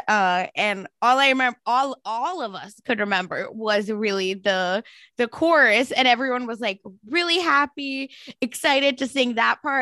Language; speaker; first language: English; non-native, local second language; Marathi